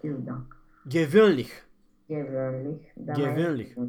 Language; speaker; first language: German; non-native, learner; Romanian